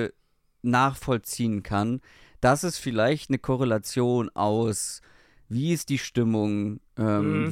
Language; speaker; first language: German; native; German